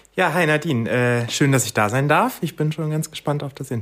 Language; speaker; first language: German; native; German